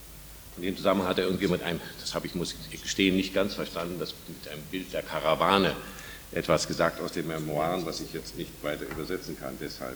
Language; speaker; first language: German; native; German